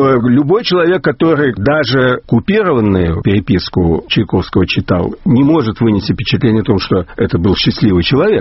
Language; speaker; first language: Russian; native; Russian